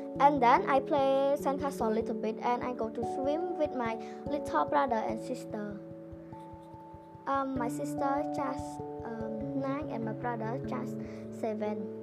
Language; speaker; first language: English; non-native, learner; Khmer